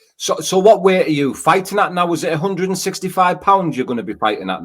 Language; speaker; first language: English; native; English